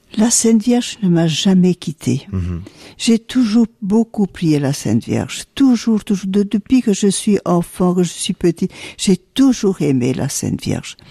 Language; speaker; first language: French; early bilingual, other home language; Italian